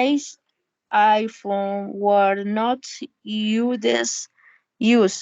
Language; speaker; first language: English; non-native, learner; Spanish